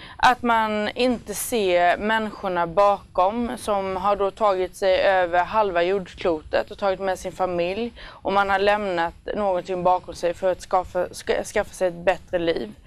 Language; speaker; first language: Swedish; native; Swedish